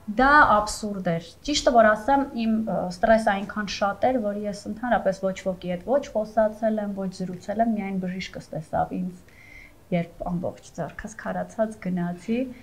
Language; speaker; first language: Armenian; native; Armenian